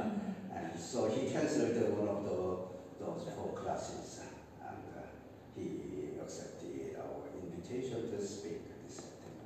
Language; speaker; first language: English; non-native, local second language; Cebuano